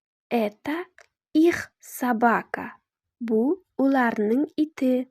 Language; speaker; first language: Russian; non-native, fluent; Uzbek